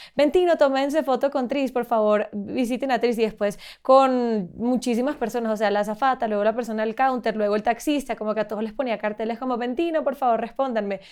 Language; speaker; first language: Spanish; native; Spanish